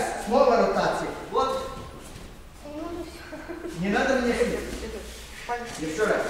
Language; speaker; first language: Russian; non-native, learner; Serbian